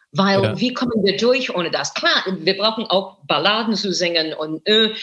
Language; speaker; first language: German; non-native, fluent; English